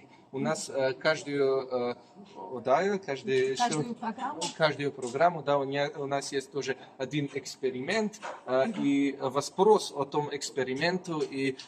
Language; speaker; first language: Russian; non-native, learner; Slovenian